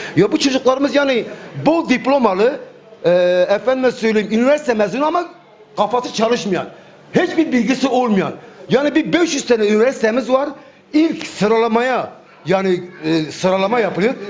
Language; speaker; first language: Turkish; native; Turkish